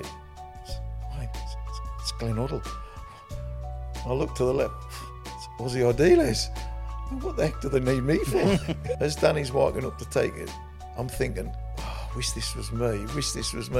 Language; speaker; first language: English; native; English